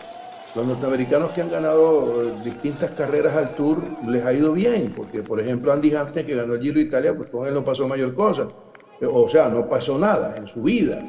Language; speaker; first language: Spanish; native; Spanish